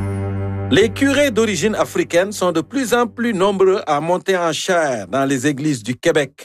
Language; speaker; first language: French; native; French